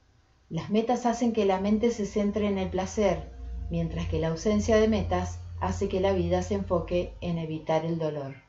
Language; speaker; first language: Spanish; native; Spanish